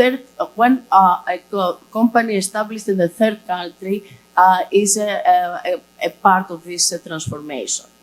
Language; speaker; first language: English; non-native, fluent; Greek